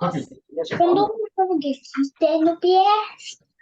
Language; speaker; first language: Lithuanian; early bilingual, heritage; Lithuanian